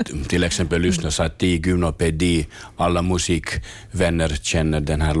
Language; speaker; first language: Swedish; non-native, learner; Finnish